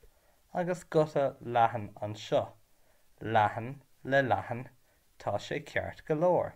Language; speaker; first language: Irish; non-native, learner; English